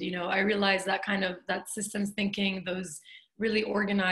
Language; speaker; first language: English; native; English